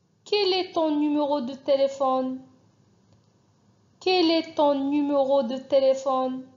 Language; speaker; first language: French; non-native, fluent; Arabic